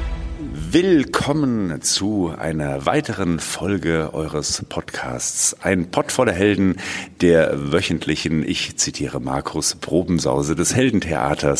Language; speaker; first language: German; native; German